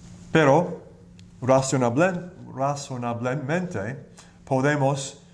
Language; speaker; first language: Spanish; non-native, learner; English